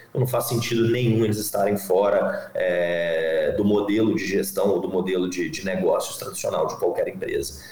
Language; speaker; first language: Portuguese; native; Portuguese